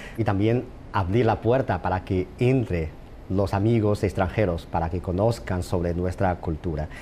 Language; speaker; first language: Spanish; non-native, fluent; Chinese